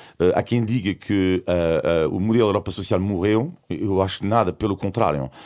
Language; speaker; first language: Portuguese; non-native, fluent; French